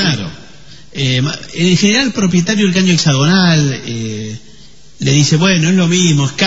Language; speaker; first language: Spanish; native; Spanish